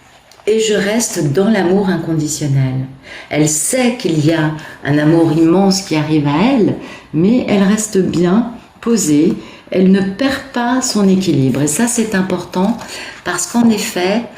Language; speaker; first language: French; native; French